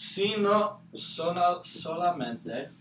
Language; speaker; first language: Spanish; non-native, learner; English